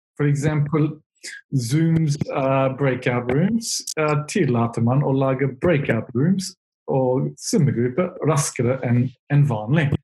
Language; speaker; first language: Norwegian; non-native, fluent; English